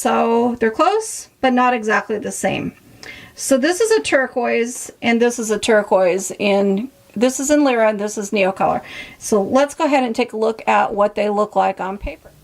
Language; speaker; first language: English; native; English